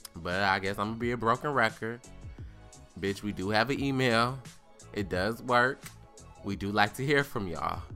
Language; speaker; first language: English; native; English